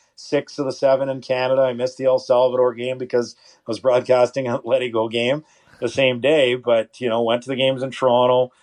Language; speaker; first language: English; native; English